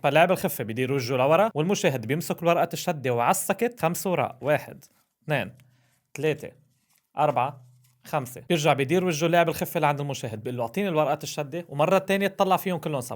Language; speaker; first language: Arabic; native; Arabic